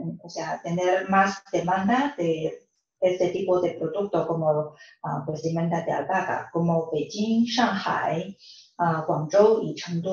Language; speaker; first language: Spanish; non-native, fluent; Chinese